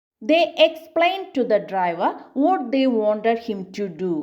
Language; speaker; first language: English; non-native, local second language; Malayalam